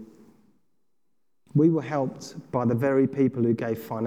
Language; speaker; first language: English; native; English